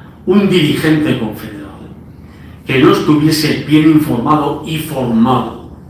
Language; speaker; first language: Spanish; native; Spanish